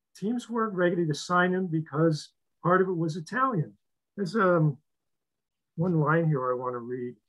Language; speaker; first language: English; native; English